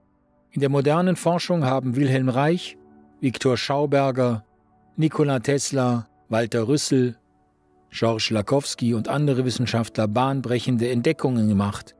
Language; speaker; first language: German; native; German